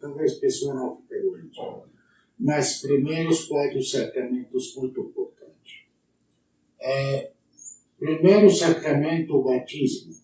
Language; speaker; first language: Portuguese; non-native, learner; Arabic